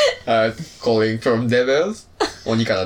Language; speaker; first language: English; non-native, learner; Japanese